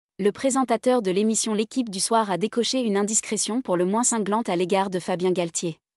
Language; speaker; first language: French; non-native, learner; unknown